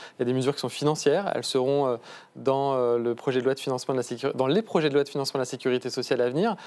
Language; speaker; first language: French; native; French